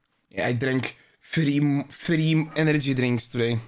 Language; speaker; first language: English; non-native, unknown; Czech